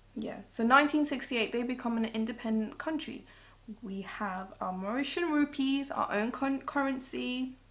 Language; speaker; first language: English; early bilingual, other home language; Morisyen